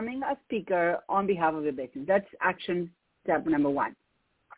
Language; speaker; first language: English; non-native, fluent; Spanish